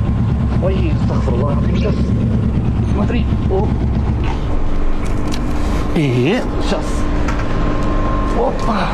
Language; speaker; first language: Russian; non-native, learner; Arabic